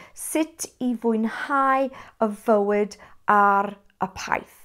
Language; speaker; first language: Welsh; non-native, fluent; English